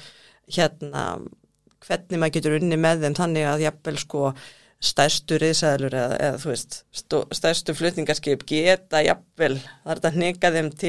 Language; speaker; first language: Icelandic; native; Icelandic